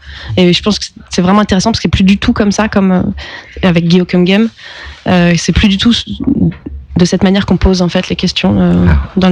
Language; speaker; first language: French; native; French